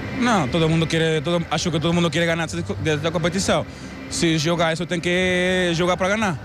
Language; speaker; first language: Portuguese; non-native, learner; Spanish